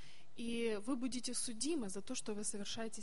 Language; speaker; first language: Russian; native; Russian